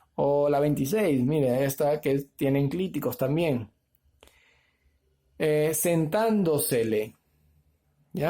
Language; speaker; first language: Spanish; native; Spanish